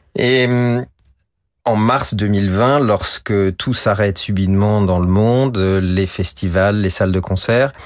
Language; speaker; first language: French; native; French